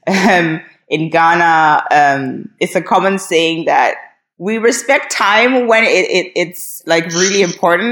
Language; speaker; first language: English; non-native, local second language; Akan